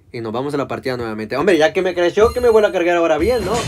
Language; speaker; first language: Spanish; native; Spanish